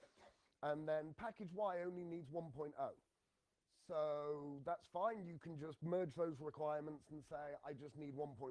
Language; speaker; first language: English; native; English